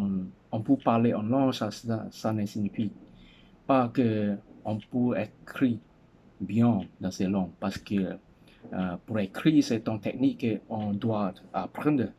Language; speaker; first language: French; non-native, learner; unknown